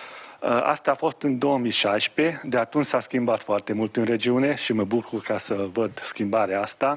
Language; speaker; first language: Romanian; non-native, local second language; Hungarian